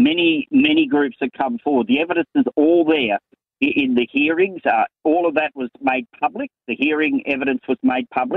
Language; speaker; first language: English; native; English